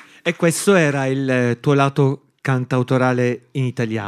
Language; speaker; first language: Italian; native; Italian